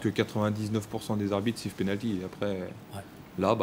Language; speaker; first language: French; native; French